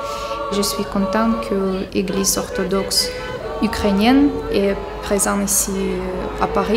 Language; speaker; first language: French; non-native, fluent; Ukrainian